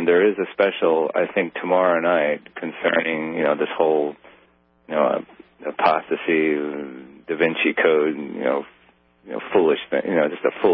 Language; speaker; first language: English; native; English